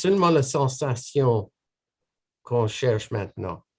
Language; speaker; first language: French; non-native, local second language; English